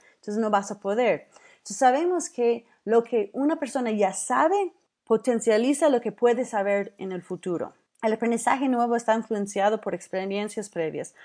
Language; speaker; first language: Spanish; non-native, fluent; English